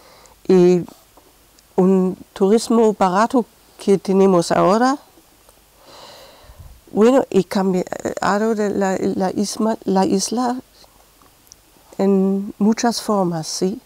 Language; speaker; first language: Spanish; non-native, fluent; German